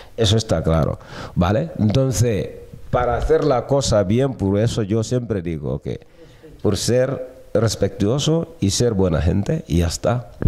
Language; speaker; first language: Spanish; early bilingual, other home language; Wolof